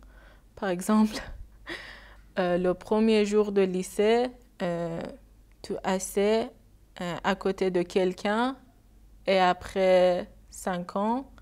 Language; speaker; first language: French; non-native, learner; Persian